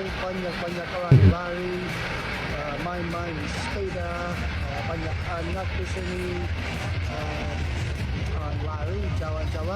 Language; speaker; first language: Indonesian; non-native, learner; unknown